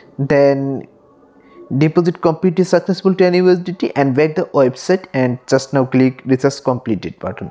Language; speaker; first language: English; non-native, learner; Bangla